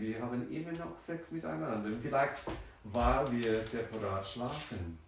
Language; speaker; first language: German; non-native, fluent; French